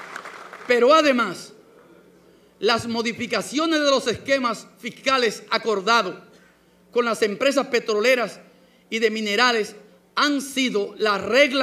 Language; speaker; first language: Spanish; native; Spanish